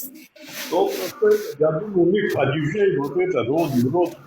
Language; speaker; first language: Russian; non-native, local second language; Armenian